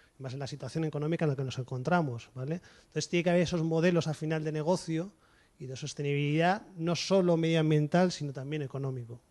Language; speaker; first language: Spanish; native; Spanish